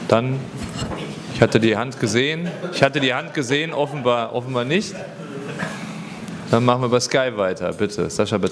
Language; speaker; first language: German; native; German